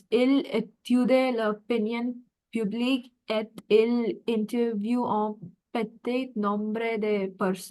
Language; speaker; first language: French; non-native, learner; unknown